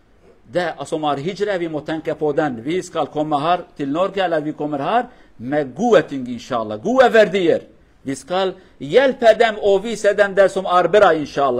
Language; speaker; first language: Norwegian; non-native, learner; Kurdish